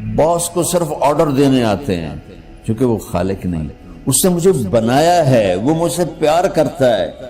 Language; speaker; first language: Urdu; non-native, local second language; Punjabi